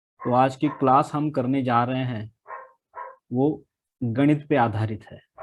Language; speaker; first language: Hindi; non-native, local second language; Marathi